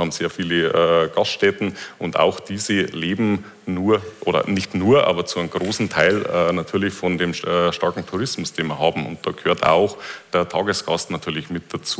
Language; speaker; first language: German; native; German